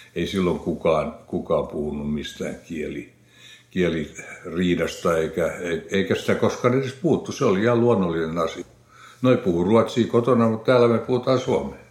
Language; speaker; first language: Finnish; non-native, local second language; Swedish